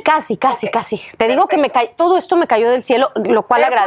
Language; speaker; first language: Spanish; native; Spanish